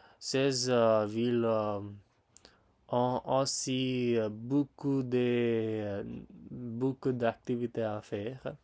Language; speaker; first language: French; non-native, learner; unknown